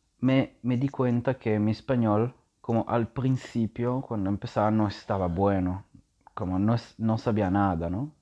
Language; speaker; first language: Spanish; non-native, learner; Italian